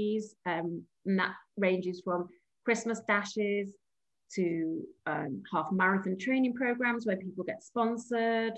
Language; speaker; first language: English; native; English